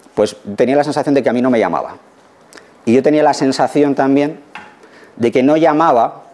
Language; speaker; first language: Spanish; native; Spanish